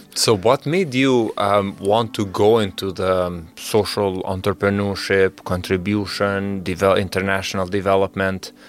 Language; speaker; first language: English; non-native, fluent; Albanian